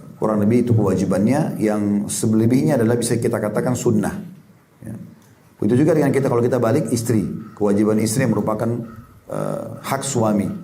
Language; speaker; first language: Indonesian; native; Indonesian